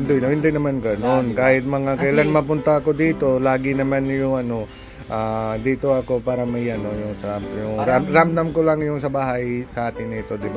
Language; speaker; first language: Filipino; non-native, learner; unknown